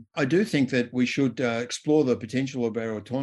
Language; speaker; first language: English; native; English